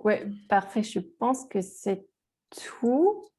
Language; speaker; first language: French; non-native, fluent; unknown